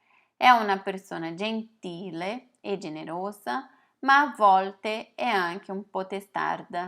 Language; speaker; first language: Italian; non-native, fluent; Portuguese